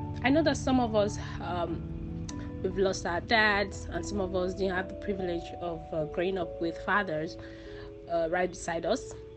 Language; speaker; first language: English; non-native, local second language; Yoruba